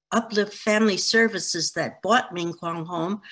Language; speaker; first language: English; native; English